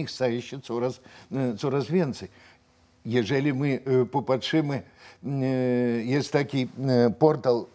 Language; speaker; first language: Polish; non-native, fluent; Russian